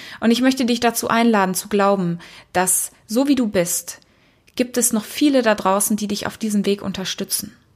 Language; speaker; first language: German; early bilingual, heritage; German